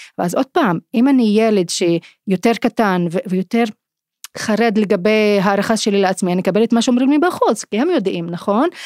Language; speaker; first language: Hebrew; non-native, local second language; Arabic